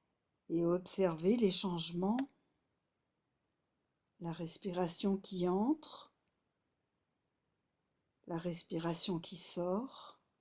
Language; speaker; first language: French; native; French